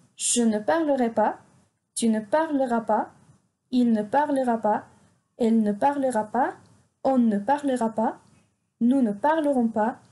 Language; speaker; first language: French; non-native, fluent; Spanish